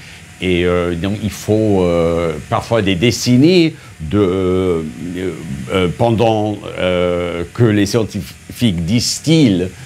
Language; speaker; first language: French; non-native, fluent; English